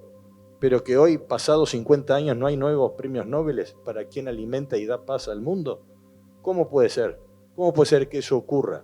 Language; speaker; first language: Spanish; native; Spanish